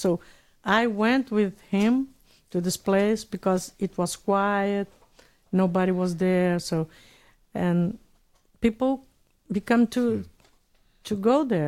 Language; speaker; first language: English; non-native, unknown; Portuguese